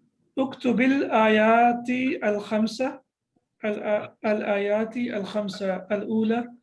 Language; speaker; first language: Arabic; non-native, fluent; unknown